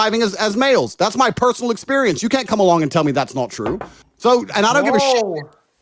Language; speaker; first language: English; native; English